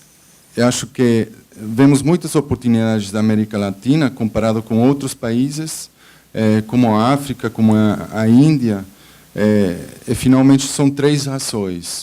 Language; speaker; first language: Portuguese; non-native, fluent; Spanish